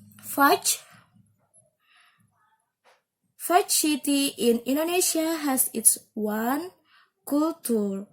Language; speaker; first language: English; non-native, learner; Indonesian